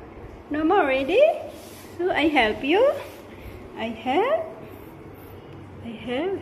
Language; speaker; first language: English; non-native, local second language; Filipino